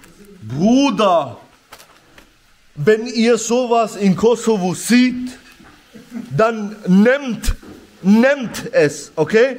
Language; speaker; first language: German; early bilingual, other home language; Albanian